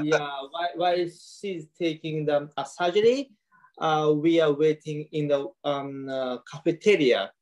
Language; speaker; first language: English; non-native, learner; Japanese